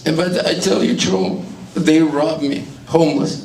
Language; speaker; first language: English; non-native, learner; Estonian